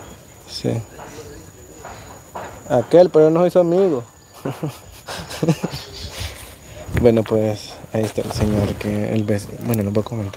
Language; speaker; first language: Spanish; native; Spanish